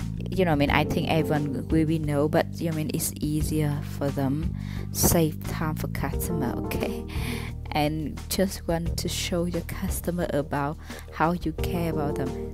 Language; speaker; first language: English; non-native, learner; Vietnamese